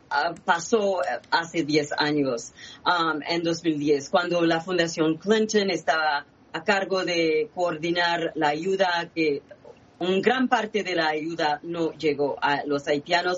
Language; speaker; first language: Spanish; non-native, fluent; Haitian Creole